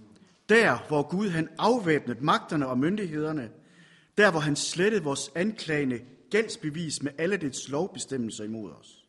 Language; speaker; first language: Danish; native; Danish